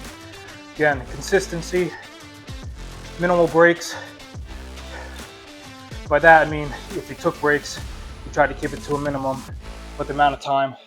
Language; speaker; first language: English; native; English